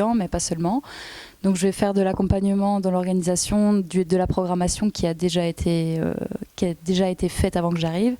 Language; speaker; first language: French; native; French